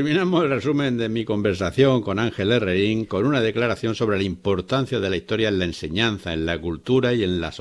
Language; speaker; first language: Spanish; native; Spanish